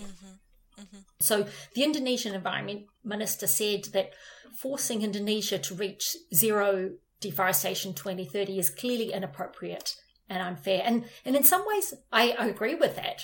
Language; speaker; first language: English; native; English